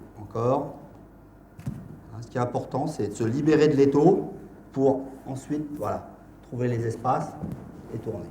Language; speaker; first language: French; native; French